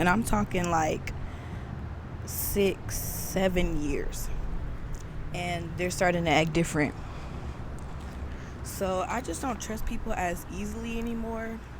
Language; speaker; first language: English; native; English